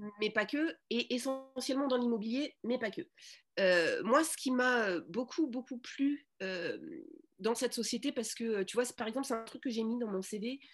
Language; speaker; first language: French; native; French